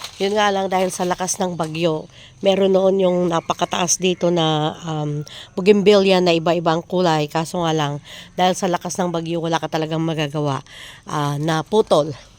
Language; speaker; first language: Filipino; non-native, local second language; Iloko